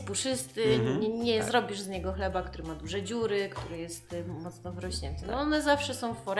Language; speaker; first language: Polish; native; Polish